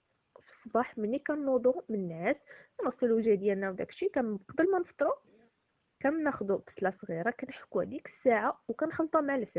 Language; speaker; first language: Arabic; native; Arabic